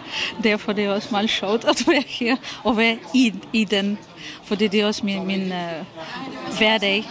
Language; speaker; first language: Danish; non-native, fluent; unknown